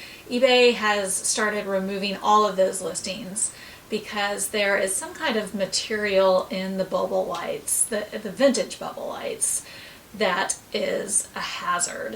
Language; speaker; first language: English; native; English